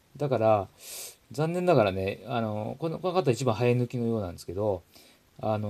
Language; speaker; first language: Japanese; native; Japanese